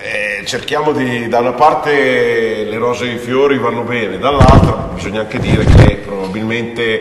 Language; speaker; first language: Italian; native; Italian